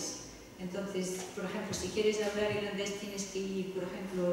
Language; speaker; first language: Spanish; non-native, fluent; English